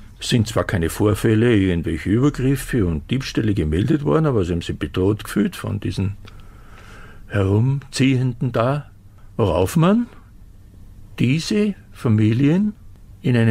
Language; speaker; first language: German; native; German